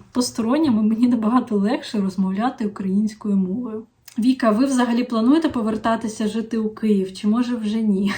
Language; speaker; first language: Ukrainian; non-native, local second language; Russian